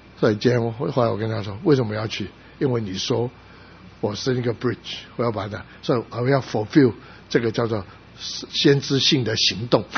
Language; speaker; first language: Chinese; non-native, local second language; Cantonese